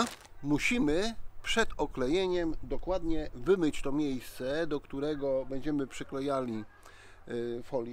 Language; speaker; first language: Polish; native; Polish